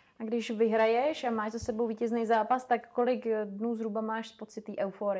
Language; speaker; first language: Czech; native; Czech